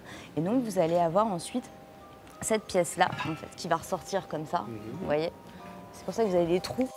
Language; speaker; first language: French; native; French